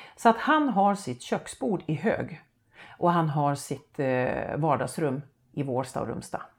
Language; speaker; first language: Swedish; native; Swedish